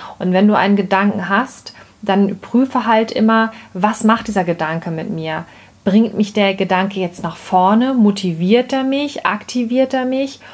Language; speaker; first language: German; native; German